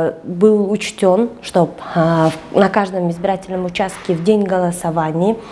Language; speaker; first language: Russian; non-native, local second language; Kyrgyz